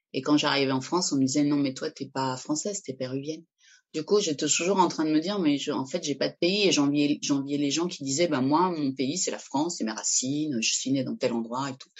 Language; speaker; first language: French; early bilingual, other home language; Spanish